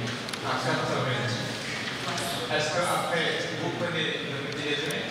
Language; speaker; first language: French; non-native, fluent; Indonesian